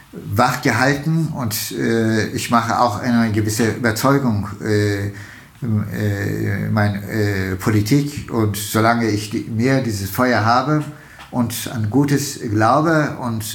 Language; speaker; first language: German; non-native, fluent; Turkish